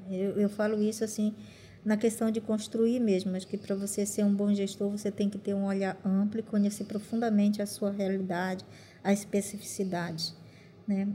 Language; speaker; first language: Portuguese; non-native, local second language; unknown